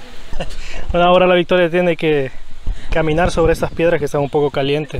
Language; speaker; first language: Spanish; native; Spanish